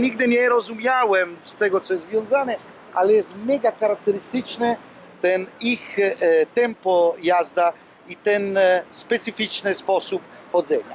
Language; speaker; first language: Polish; non-native, fluent; Italian